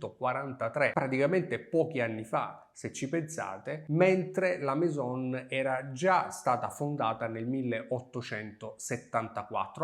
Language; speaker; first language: Italian; native; Italian